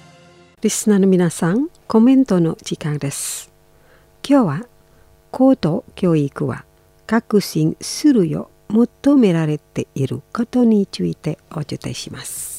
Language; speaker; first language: Japanese; non-native, fluent; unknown